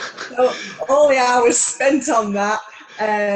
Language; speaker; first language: English; native; English